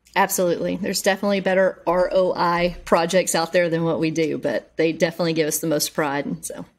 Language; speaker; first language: English; native; English